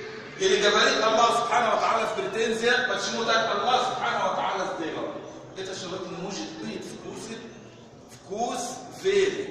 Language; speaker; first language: Russian; non-native, fluent; Arabic